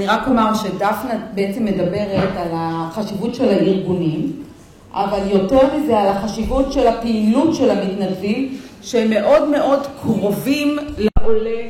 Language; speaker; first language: Hebrew; native; Hebrew